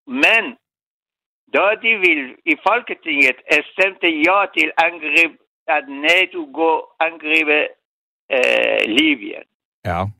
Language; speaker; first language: Danish; non-native, learner; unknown